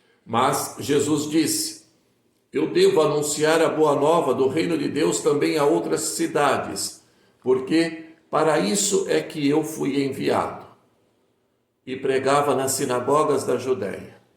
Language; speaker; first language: Portuguese; native; Portuguese